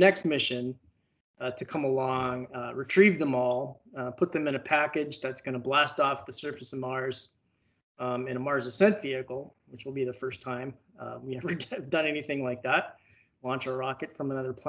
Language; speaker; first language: English; native; English